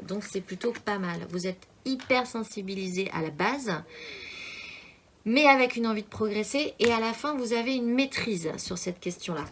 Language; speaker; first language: French; native; French